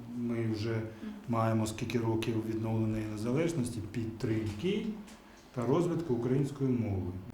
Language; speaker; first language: Ukrainian; native; Ukrainian